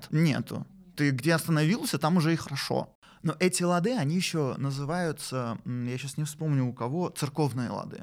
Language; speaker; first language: Russian; native; Russian